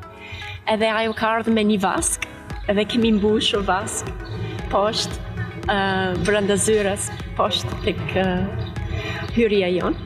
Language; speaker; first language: Albanian; non-native, learner; English